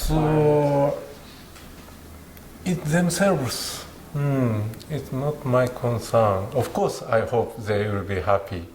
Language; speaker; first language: English; non-native, learner; Japanese